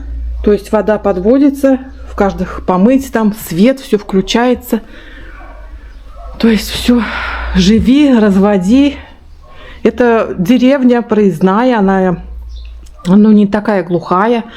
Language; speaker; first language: Russian; native; Russian